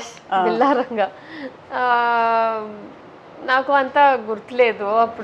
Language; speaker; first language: Telugu; non-native, learner; Tamil